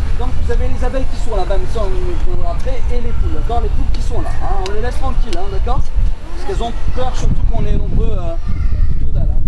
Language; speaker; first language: French; native; French